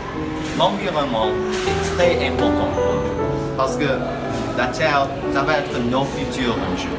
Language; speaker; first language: French; non-native, learner; English